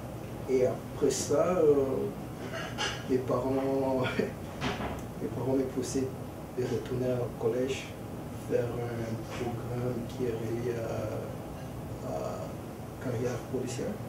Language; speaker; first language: French; early bilingual, other home language; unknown